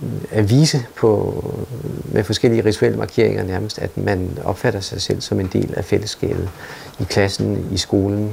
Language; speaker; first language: Danish; native; Danish